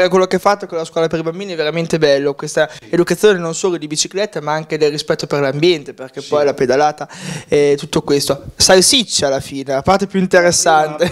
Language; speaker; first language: Italian; native; Italian